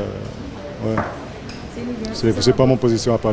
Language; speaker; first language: French; non-native, fluent; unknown